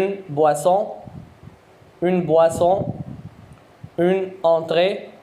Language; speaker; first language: French; non-native, fluent; Arabic